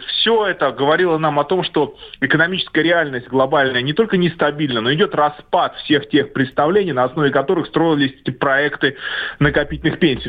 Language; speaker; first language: Russian; native; Russian